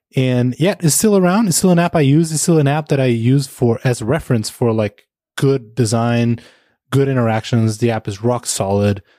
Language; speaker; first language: English; non-native, fluent; Portuguese